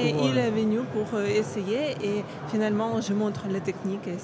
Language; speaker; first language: French; non-native, learner; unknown